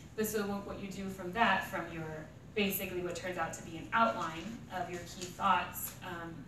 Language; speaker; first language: English; native; English